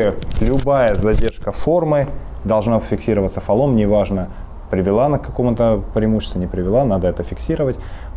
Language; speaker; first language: Russian; native; Russian